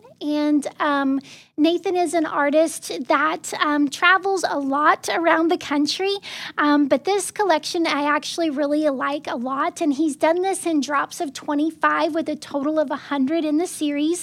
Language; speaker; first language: English; native; English